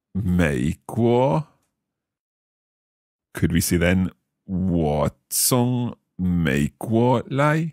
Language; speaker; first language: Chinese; non-native, learner; English